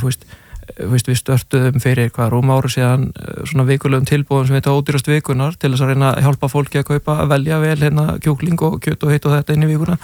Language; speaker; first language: Icelandic; native; Icelandic